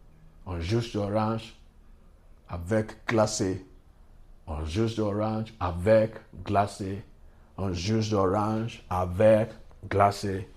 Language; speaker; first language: French; non-native, learner; English